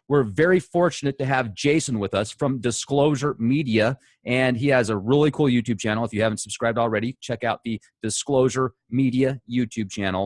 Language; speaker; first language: English; native; English